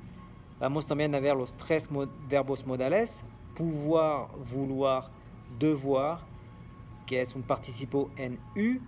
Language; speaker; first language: Spanish; non-native, fluent; French